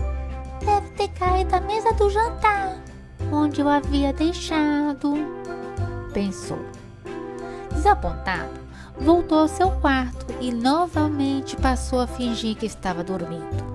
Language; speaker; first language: Portuguese; native; Portuguese